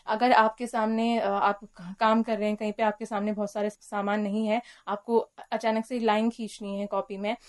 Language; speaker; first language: Hindi; native; Hindi